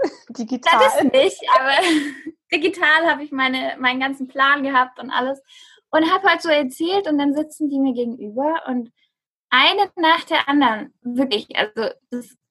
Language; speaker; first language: German; native; German